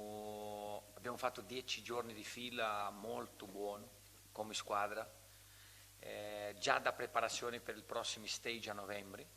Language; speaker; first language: Italian; non-native, fluent; Portuguese